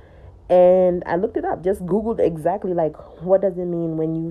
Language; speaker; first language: English; native; English